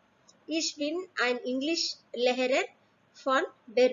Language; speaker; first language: German; non-native, fluent; Hindi